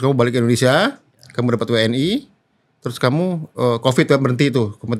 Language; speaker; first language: Indonesian; native; Indonesian